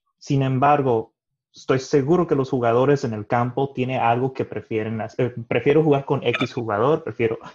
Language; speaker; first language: Spanish; early bilingual, heritage; Spanish